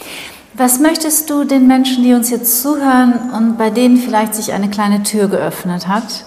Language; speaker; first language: German; native; German